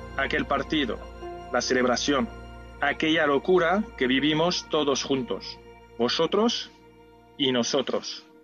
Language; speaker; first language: Spanish; non-native, fluent; French